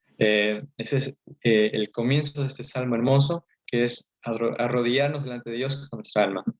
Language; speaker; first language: Spanish; early bilingual, heritage; Spanish